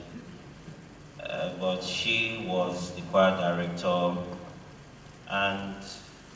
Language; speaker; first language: English; non-native, local second language; Esan